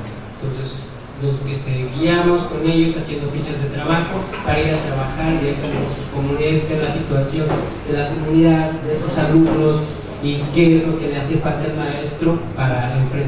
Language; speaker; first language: Spanish; non-native, local second language; Tzotzil